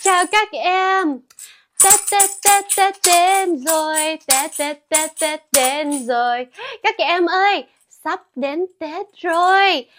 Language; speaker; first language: Vietnamese; early bilingual, heritage; Vietnamese